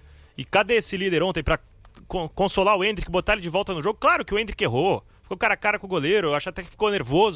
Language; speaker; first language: Portuguese; native; Portuguese